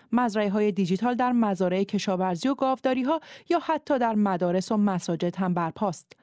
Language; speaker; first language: Persian; native; Persian